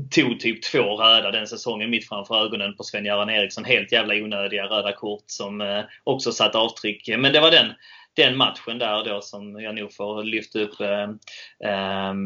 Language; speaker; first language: Swedish; native; Swedish